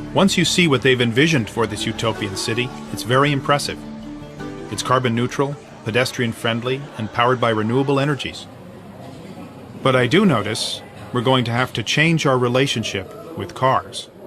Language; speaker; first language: English; native; English